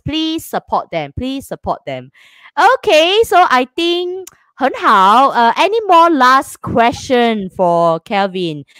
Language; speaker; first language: English; non-native, local second language; Chinese